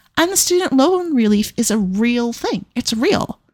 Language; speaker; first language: English; native; English